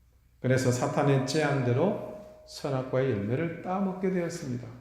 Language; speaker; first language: Korean; native; Korean